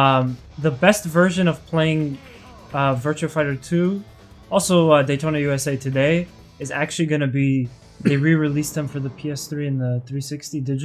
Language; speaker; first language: English; native; English